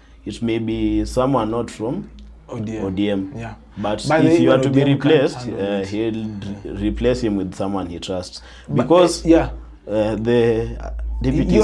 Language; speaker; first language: English; non-native, local second language; Swahili